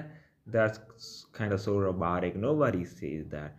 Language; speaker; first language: English; non-native, local second language; Punjabi